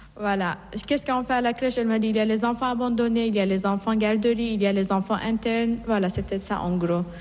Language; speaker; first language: French; non-native, fluent; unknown